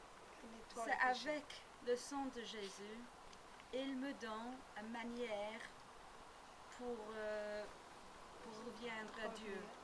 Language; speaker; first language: French; non-native, learner; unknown